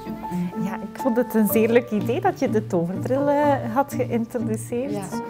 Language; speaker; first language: Dutch; native; Dutch